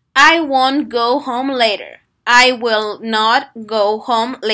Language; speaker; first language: English; non-native, fluent; Spanish